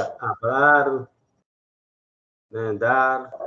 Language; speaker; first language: Spanish; non-native, learner; Portuguese